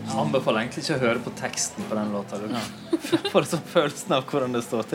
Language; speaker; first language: Norwegian; native; Norwegian